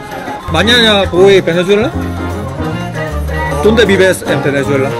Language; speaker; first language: Spanish; non-native, learner; Korean